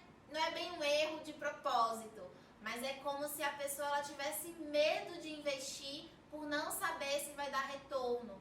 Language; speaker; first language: Portuguese; native; Portuguese